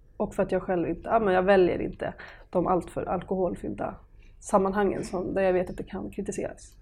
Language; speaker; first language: Swedish; early bilingual, other home language; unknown